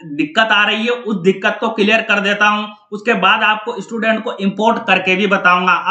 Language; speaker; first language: Hindi; native; Hindi